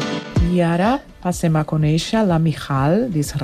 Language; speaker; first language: Catalan; non-native, learner; Portuguese